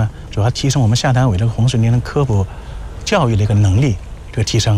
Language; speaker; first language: Chinese; native; Chinese